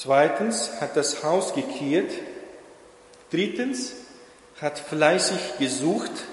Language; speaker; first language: German; non-native, fluent; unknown